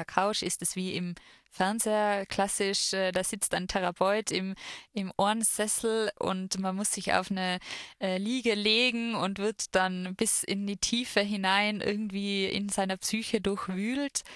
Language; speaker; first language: German; native; German